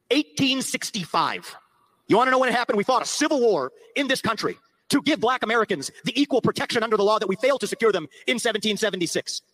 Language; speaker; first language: English; early bilingual, other home language; Hindi